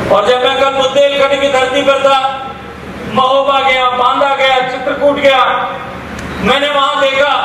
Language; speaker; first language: Hindi; native; Hindi